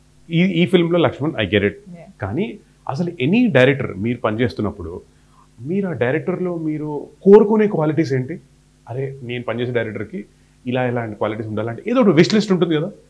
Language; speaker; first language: Telugu; native; Telugu